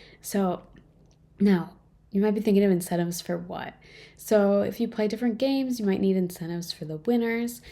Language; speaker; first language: English; native; English